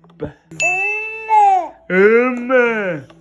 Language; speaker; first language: Korean; native; Korean